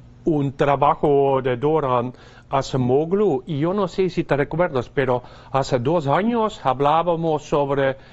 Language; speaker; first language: Spanish; non-native, fluent; Dutch